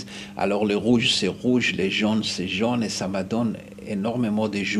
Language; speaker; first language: French; non-native, fluent; Hebrew